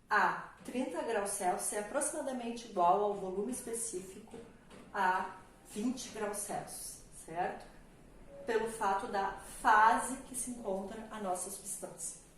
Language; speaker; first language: Portuguese; native; Portuguese